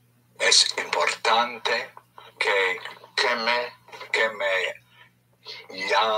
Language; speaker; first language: Spanish; non-native, learner; English